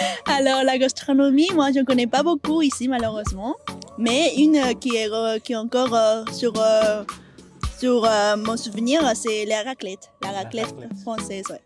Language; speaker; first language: French; non-native, fluent; Spanish